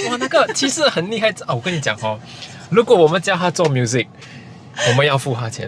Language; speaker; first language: Chinese; early bilingual, other home language; English